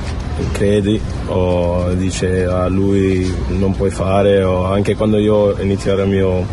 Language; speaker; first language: Italian; non-native, learner; English